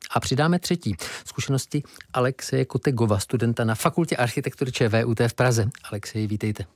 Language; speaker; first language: Czech; native; Czech